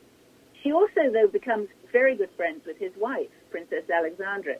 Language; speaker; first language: English; native; English